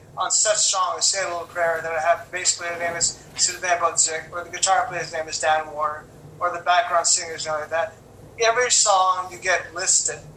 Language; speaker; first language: English; native; English